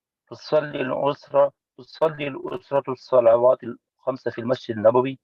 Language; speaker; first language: Arabic; non-native, learner; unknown